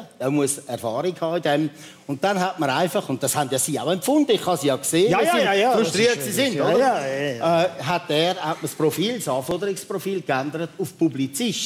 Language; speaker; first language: German; native; German